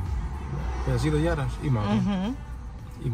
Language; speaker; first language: Hungarian; non-native, learner; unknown